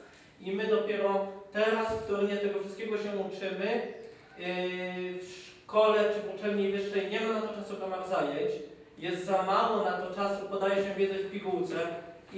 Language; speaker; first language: Polish; native; Polish